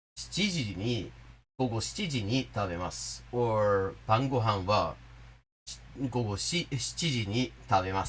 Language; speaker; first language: Japanese; non-native, fluent; English